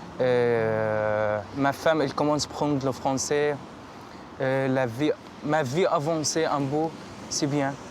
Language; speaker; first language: French; non-native, learner; Arabic